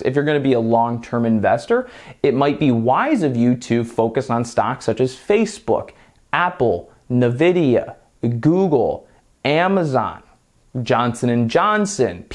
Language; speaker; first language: English; native; English